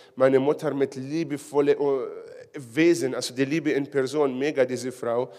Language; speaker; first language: German; non-native, fluent; Hebrew